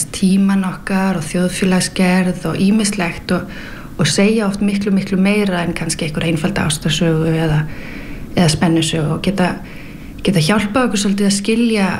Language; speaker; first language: Icelandic; early bilingual, heritage; Icelandic